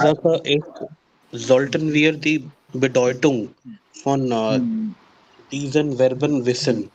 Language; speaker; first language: German; non-native, learner; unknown